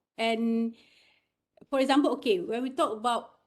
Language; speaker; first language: English; non-native, local second language; Malay